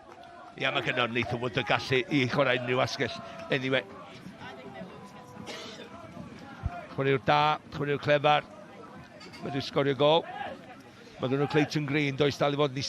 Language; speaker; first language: Welsh; native; Welsh